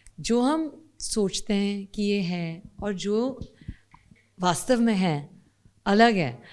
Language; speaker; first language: Hindi; native; Hindi